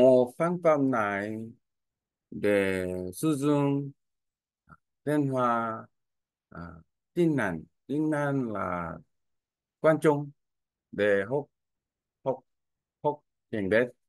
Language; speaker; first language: Vietnamese; non-native, learner; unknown